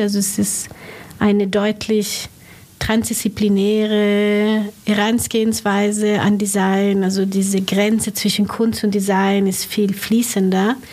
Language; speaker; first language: German; non-native, fluent; Italian